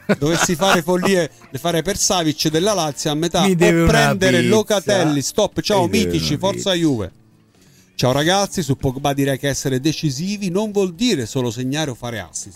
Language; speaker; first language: Italian; native; Italian